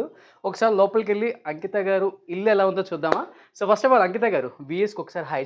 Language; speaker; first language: Telugu; native; Telugu